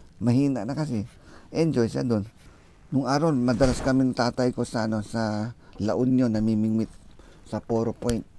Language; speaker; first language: Filipino; non-native, local second language; Iloko